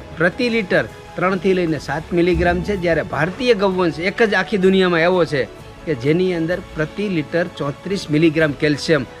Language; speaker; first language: Gujarati; native; Gujarati